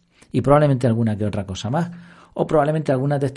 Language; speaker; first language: Spanish; native; Spanish